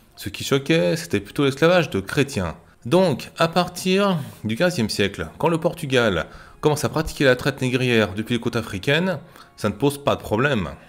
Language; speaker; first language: French; native; French